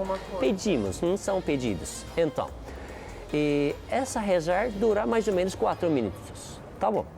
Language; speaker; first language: Portuguese; non-native, learner; Turkish